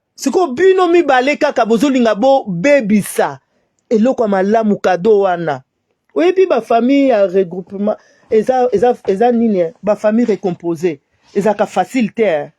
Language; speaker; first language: French; non-native, local second language; Lingala